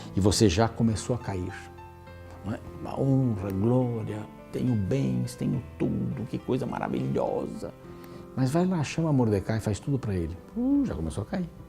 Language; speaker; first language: Portuguese; native; Portuguese